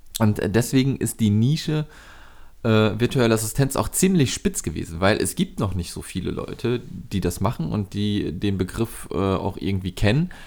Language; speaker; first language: German; native; German